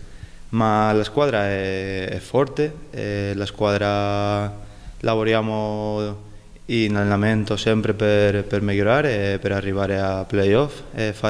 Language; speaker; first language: Italian; non-native, learner; Spanish